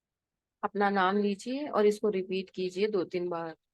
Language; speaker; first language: Hindi; native; Hindi